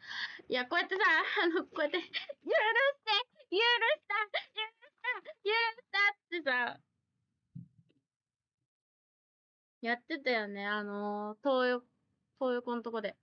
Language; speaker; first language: Japanese; native; Japanese